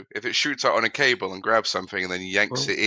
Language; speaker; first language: English; native; English